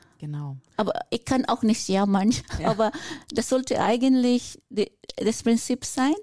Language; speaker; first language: German; non-native, fluent; Filipino